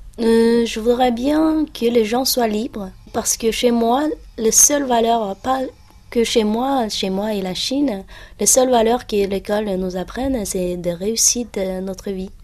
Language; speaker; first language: French; non-native, fluent; Uyghur